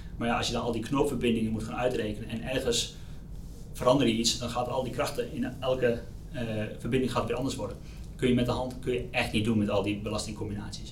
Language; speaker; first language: Dutch; native; Dutch